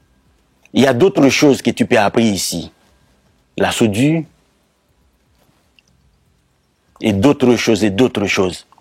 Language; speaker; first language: French; non-native, local second language; Haitian Creole